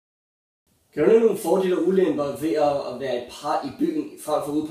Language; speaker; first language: Danish; native; Danish